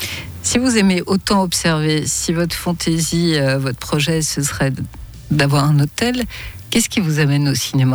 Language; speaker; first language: French; native; French